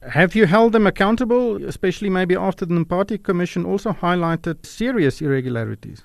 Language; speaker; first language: English; non-native, local second language; Afrikaans